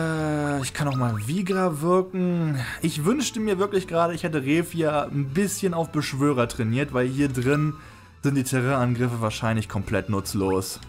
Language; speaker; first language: German; native; German